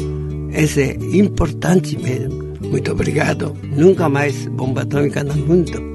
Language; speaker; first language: Portuguese; non-native, learner; Japanese